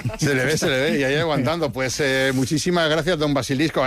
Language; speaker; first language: Spanish; native; Spanish